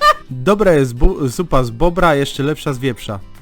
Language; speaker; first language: Polish; native; Polish